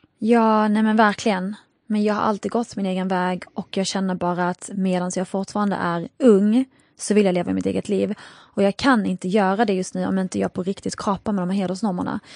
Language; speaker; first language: Swedish; early bilingual, other home language; Arabic